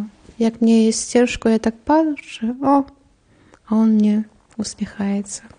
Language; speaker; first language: Polish; non-native, learner; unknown